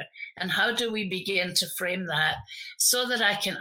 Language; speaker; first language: English; native; English